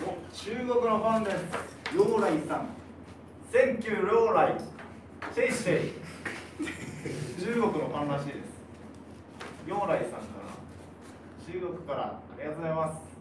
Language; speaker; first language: Japanese; native; Japanese